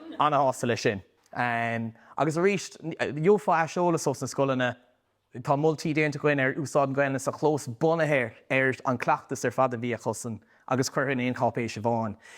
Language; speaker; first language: Irish; native; Irish